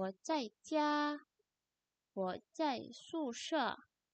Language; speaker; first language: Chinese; non-native, fluent; Indonesian